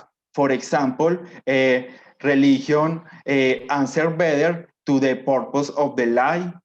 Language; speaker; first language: English; non-native, learner; Spanish